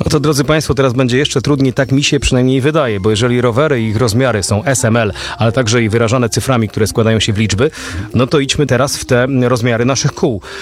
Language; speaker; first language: Polish; native; Polish